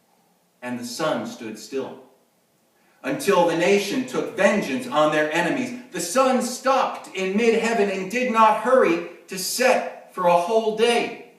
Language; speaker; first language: English; native; English